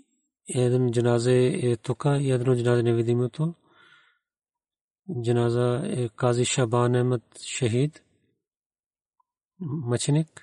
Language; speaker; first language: Bulgarian; non-native, learner; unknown